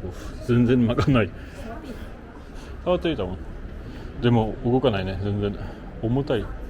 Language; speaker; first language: Japanese; non-native, learner; French